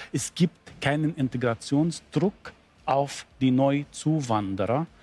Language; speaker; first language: German; non-native, fluent; Arabic